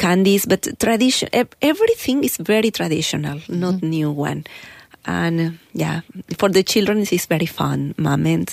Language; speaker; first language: English; non-native, learner; Spanish